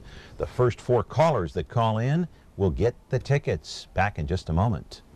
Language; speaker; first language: English; native; English